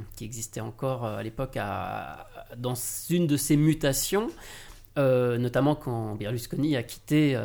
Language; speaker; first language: French; native; French